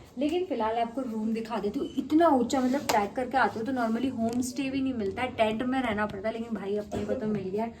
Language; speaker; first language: Hindi; native; Hindi